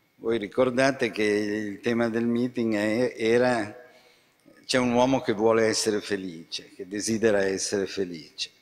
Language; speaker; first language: Italian; native; Italian